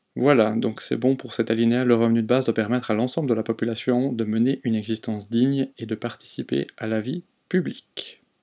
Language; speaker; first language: French; native; French